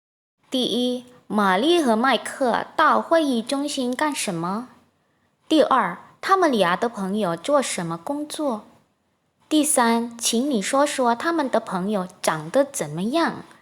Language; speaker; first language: Chinese; non-native, fluent; Indonesian